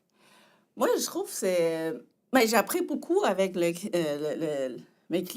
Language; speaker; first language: French; non-native, fluent; Chinese